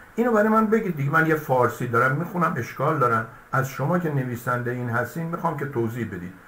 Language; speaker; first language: Persian; native; Persian